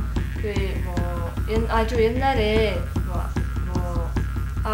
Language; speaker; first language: Korean; non-native, learner; Yakut